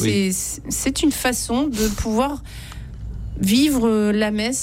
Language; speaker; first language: French; native; French